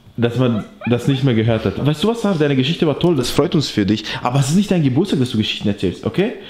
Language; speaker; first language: German; early bilingual, other home language; Persian